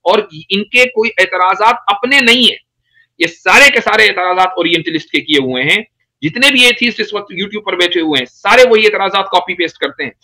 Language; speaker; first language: Urdu; native; Urdu